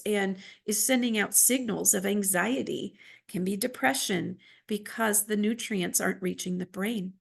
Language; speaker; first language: English; native; English